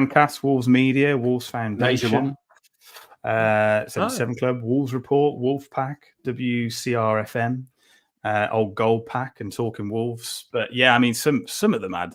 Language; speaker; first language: English; native; English